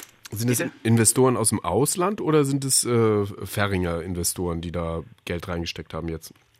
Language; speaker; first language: German; native; German